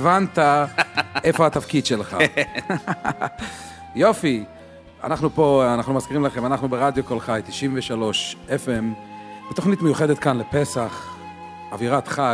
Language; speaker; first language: Hebrew; native; Hebrew